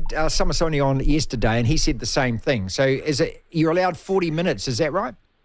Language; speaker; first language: English; native; English